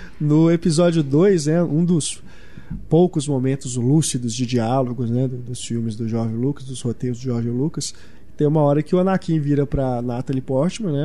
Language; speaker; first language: Portuguese; native; Portuguese